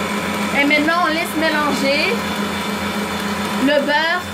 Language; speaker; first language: French; non-native, fluent; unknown